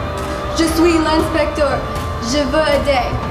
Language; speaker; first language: French; non-native, learner; English